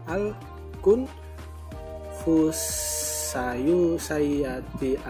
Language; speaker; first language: Arabic; non-native, learner; Indonesian